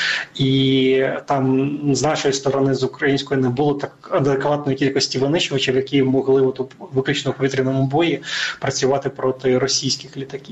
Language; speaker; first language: Ukrainian; native; Ukrainian